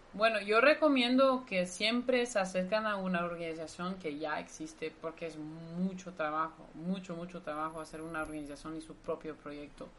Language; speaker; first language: Spanish; non-native, fluent; Dutch